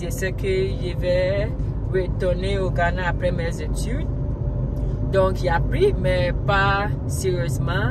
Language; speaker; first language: French; non-native, learner; Akan